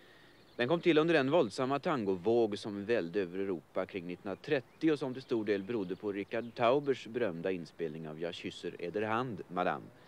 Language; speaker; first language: Swedish; native; Swedish